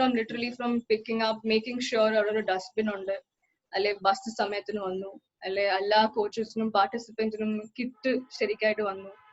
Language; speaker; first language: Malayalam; early bilingual, heritage; Malayalam